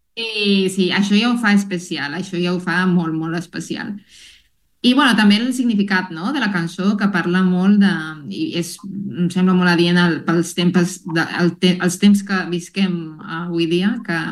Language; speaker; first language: Catalan; non-native, fluent; Spanish